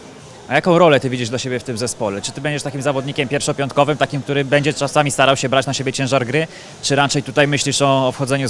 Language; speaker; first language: Polish; native; Polish